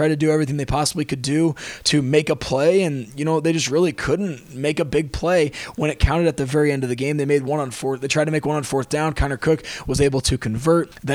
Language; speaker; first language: English; native; English